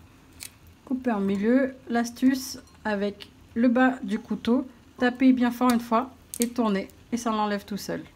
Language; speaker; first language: French; native; French